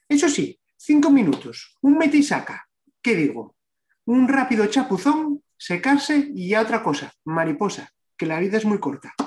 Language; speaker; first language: Spanish; native; Spanish